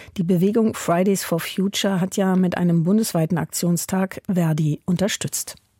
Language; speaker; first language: German; native; German